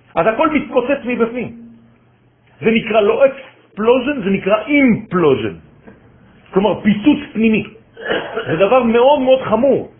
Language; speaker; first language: Hebrew; non-native, fluent; French